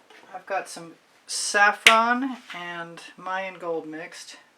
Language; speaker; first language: English; native; English